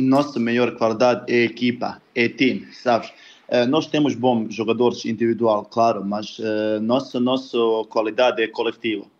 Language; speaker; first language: Portuguese; non-native, learner; Bosnian